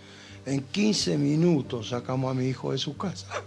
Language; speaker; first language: Spanish; native; Spanish